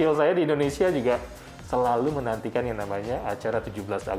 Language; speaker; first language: Indonesian; native; Indonesian